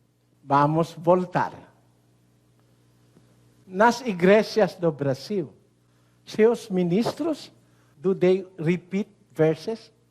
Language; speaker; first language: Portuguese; non-native, learner; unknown